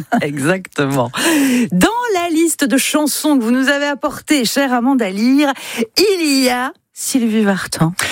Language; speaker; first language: French; native; French